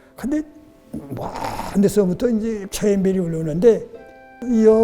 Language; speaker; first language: Korean; native; Korean